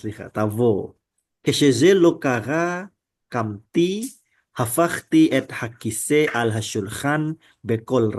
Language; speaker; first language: Hebrew; non-native, learner; Indonesian